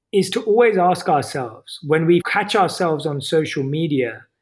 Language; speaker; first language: English; native; English